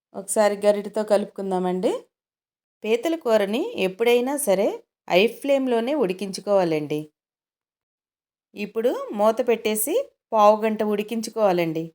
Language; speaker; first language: Telugu; native; Telugu